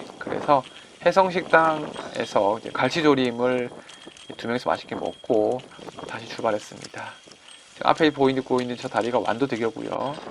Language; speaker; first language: Korean; native; Korean